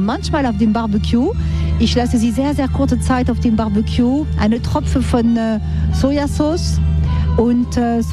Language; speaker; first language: German; non-native, learner; French